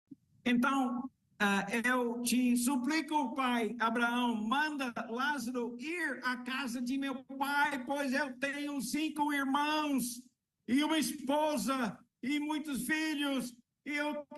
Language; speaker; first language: Portuguese; non-native, fluent; English